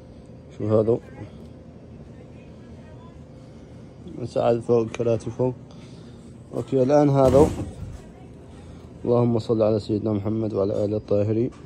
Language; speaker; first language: Arabic; non-native, learner; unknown